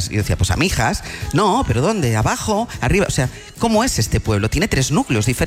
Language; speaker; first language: Spanish; native; Spanish